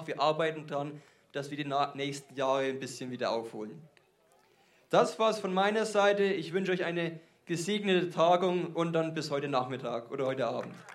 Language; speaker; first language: German; native; German